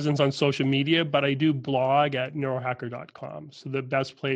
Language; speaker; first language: English; native; English